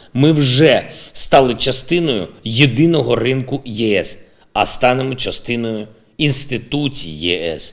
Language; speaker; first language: Ukrainian; non-native, local second language; Russian